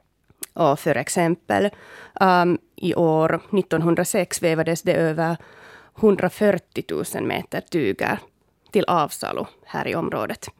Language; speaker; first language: Swedish; non-native, local second language; Finnish